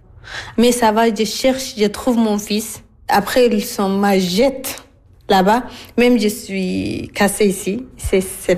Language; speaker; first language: French; non-native, learner; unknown